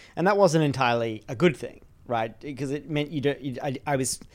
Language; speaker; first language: English; native; English